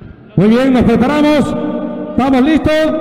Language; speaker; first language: Spanish; native; Spanish